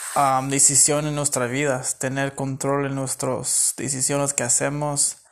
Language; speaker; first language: Spanish; early bilingual, heritage; Spanish